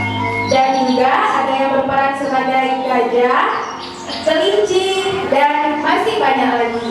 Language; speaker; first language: Indonesian; native; Indonesian